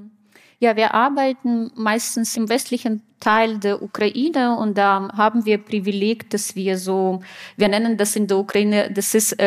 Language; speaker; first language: German; non-native, fluent; Russian